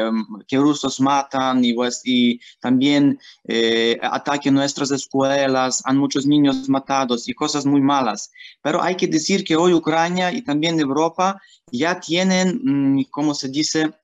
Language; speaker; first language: Spanish; non-native, learner; Ukrainian